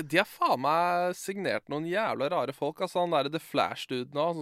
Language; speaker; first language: Norwegian; native; Norwegian